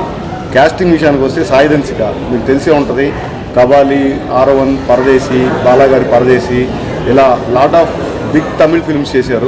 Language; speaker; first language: Telugu; native; Telugu